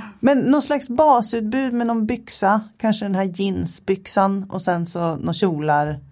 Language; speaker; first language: Swedish; native; Swedish